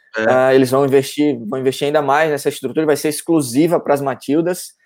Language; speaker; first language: Portuguese; native; Portuguese